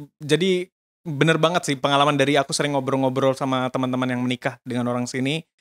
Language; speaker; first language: Indonesian; native; Indonesian